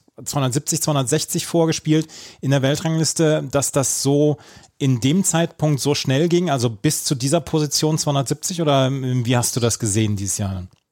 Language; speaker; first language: German; native; German